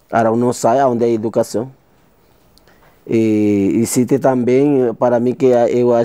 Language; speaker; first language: Portuguese; non-native, learner; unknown